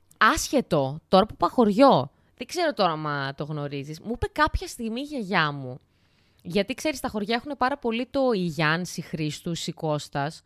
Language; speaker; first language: Greek; native; Greek